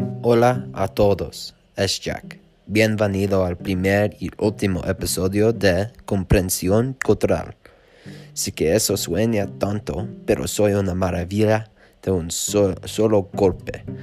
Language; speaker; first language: Spanish; non-native, learner; English